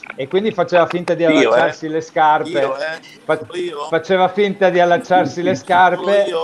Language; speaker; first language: Italian; native; Italian